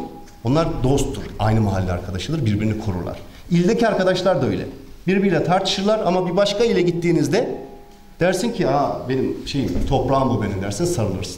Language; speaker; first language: Turkish; native; Turkish